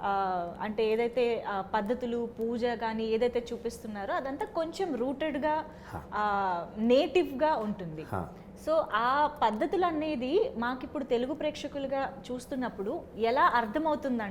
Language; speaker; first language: Telugu; native; Telugu